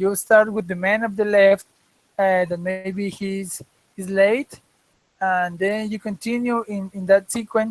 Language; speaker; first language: English; non-native, fluent; Spanish